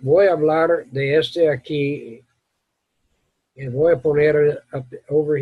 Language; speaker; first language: Spanish; non-native, learner; English